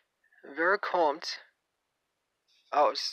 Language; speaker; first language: German; non-native, learner; English